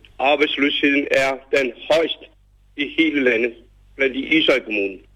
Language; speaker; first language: Danish; non-native, fluent; Urdu